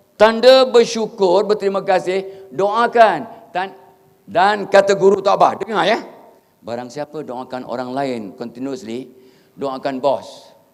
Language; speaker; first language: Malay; native; Malay